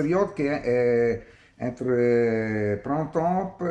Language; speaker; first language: French; non-native, learner; Italian